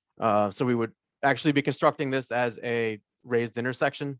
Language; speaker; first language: English; native; English